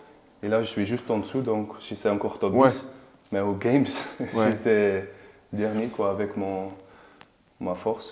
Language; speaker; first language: French; non-native, learner; Dutch